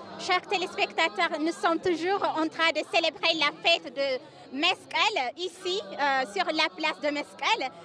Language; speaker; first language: French; non-native, fluent; Amharic